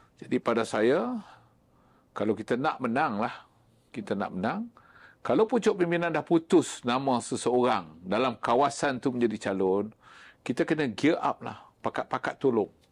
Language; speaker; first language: Malay; native; Malay